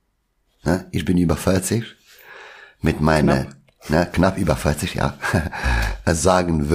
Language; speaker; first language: German; non-native, local second language; Albanian